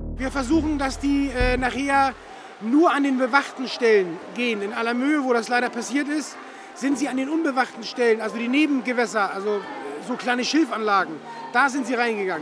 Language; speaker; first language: German; native; German